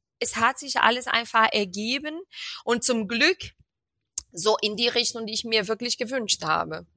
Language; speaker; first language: German; non-native, fluent; Portuguese